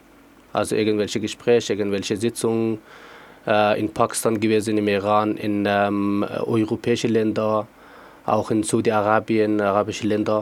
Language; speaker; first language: German; non-native, fluent; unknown